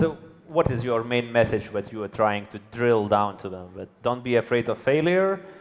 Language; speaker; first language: English; non-native, fluent; Lithuanian